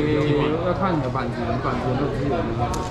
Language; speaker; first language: Chinese; native; Chinese